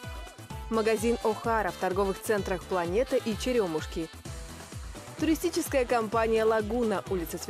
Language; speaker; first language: Russian; native; Russian